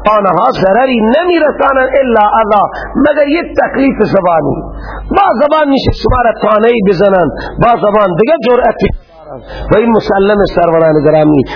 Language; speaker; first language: Persian; native; Persian